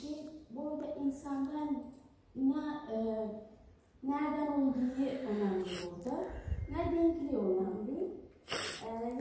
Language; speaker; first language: Turkish; non-native, learner; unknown